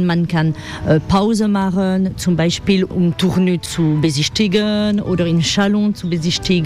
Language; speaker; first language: German; non-native, learner; French